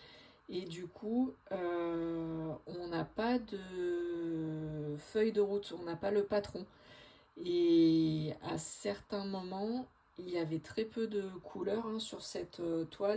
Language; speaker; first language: French; native; French